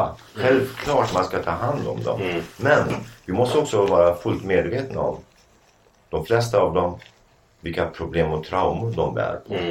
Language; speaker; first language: Swedish; non-native, fluent; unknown